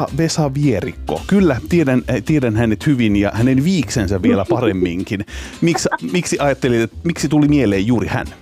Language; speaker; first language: Finnish; native; Finnish